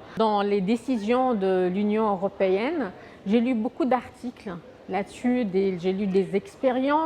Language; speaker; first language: French; non-native, fluent; Arabic